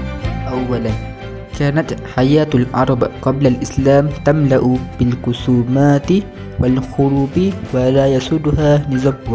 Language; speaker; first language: Arabic; non-native, learner; Malay